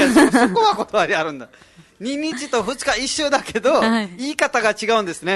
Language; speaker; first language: Japanese; non-native, fluent; Nepali